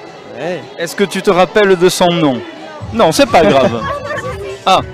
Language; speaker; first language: French; native; French